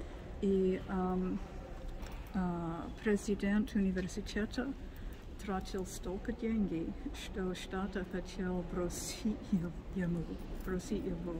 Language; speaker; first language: Russian; non-native, learner; English